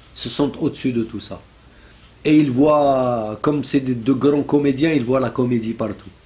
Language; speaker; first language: French; non-native, local second language; Arabic